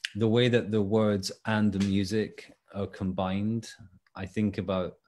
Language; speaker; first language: English; native; English